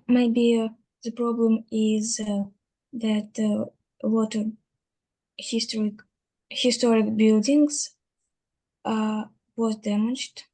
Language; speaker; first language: English; non-native, learner; Russian